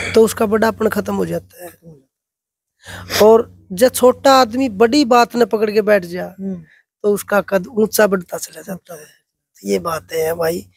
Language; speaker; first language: Hindi; native; Hindi